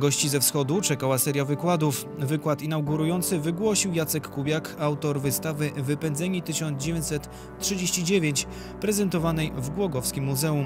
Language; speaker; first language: Polish; native; Polish